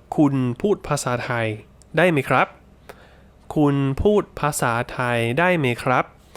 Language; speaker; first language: Thai; non-native, fluent; English